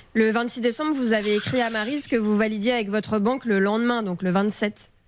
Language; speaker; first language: French; native; French